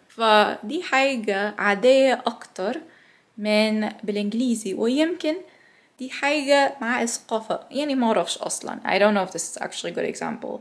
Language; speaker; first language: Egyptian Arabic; non-native, learner; English